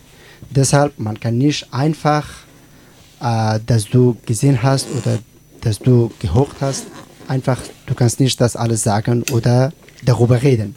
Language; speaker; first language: German; non-native, learner; Persian